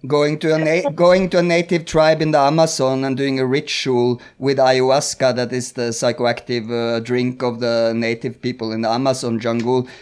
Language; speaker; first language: English; non-native, fluent; Norwegian